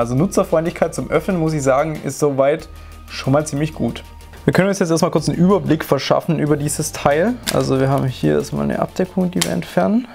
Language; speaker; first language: German; native; German